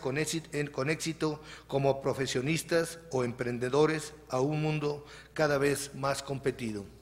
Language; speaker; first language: Spanish; native; Spanish